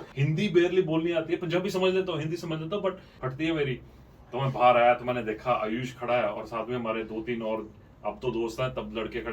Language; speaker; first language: Hindi; native; Hindi